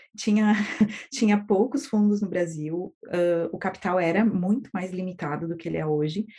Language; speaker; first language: Portuguese; native; Portuguese